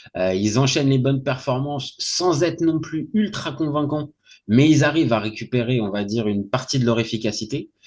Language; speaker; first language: French; native; French